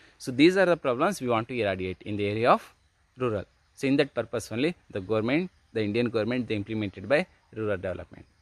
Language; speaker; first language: English; non-native, local second language; Kannada